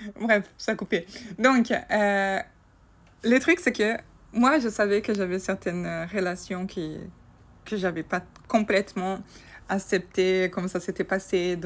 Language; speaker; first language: French; non-native, fluent; Portuguese